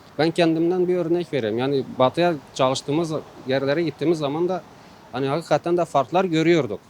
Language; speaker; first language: Turkish; non-native, local second language; Kurdish